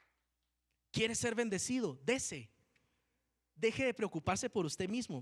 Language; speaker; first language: Spanish; native; Spanish